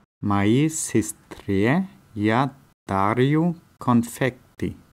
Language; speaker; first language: Russian; non-native, learner; German